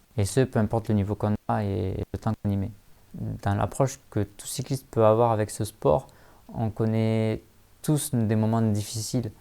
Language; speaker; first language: French; native; French